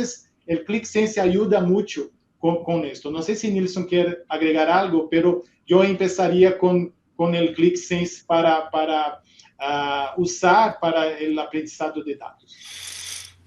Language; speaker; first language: Spanish; non-native, fluent; Portuguese